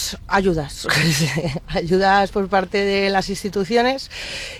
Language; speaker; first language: Spanish; native; Spanish